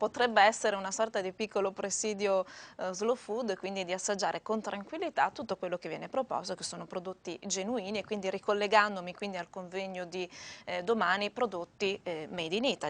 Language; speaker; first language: Italian; native; Italian